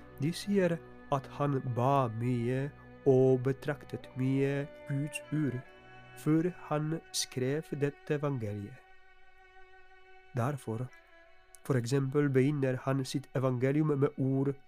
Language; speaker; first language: Norwegian; non-native, fluent; Polish